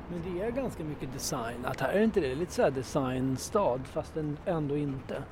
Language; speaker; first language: Swedish; native; Swedish